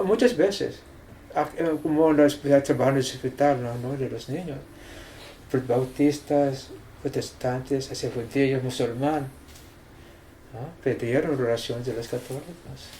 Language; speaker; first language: Spanish; non-native, fluent; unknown